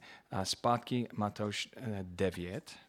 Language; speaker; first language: Czech; non-native, fluent; English